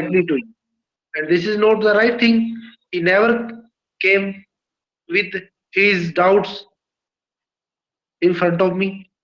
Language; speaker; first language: English; non-native, learner; Hindi